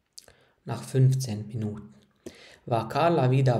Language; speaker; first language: German; non-native, fluent; Croatian